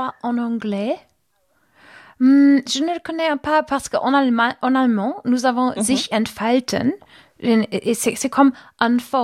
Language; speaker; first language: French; non-native, learner; German